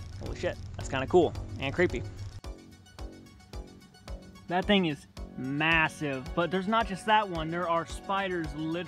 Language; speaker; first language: English; native; English